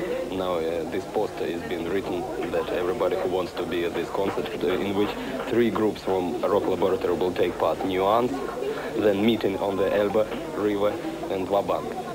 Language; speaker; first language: English; non-native, fluent; Russian